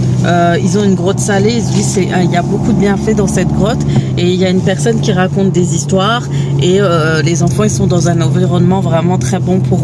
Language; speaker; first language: French; native; French